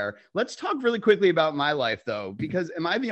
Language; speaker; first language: English; native; English